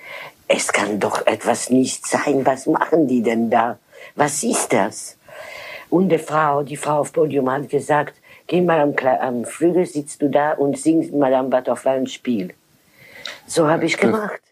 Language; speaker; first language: German; non-native, fluent; French